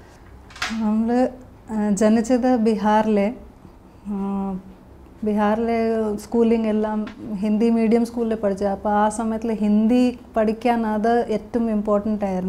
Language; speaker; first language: Malayalam; early bilingual, heritage; Malayalam